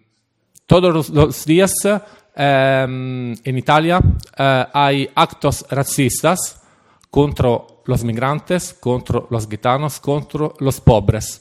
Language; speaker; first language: Spanish; non-native, fluent; Italian